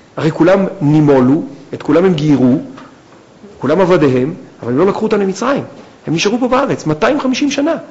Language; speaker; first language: Hebrew; native; Hebrew